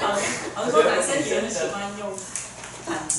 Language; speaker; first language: Chinese; native; Chinese